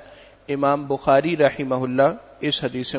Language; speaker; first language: Urdu; native; Urdu